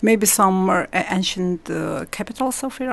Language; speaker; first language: English; non-native, learner; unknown